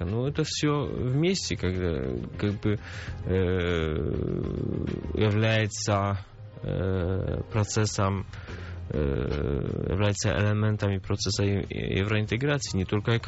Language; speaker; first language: Ukrainian; non-native, learner; Polish